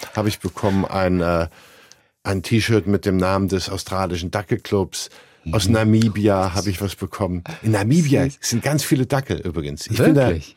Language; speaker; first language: German; native; German